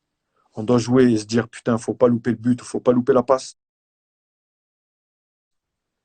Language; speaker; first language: French; native; French